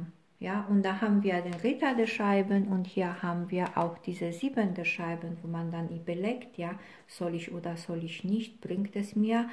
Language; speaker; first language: German; non-native, fluent; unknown